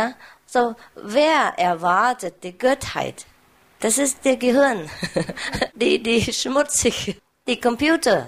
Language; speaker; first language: German; non-native, learner; Vietnamese